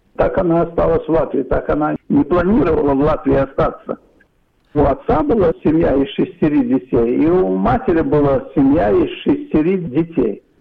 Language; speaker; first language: Russian; non-native, local second language; Polish